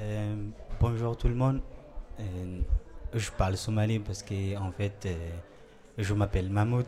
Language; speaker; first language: French; non-native, learner; Somali